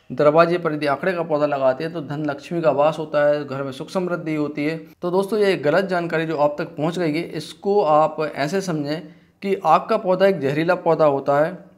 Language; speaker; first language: Hindi; native; Hindi